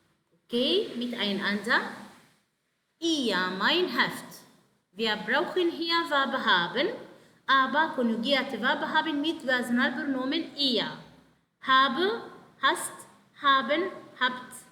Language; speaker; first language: German; non-native, fluent; Arabic